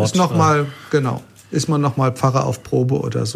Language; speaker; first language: German; native; German